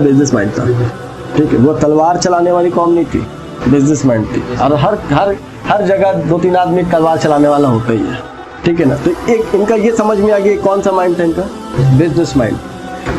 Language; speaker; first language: Urdu; native; Urdu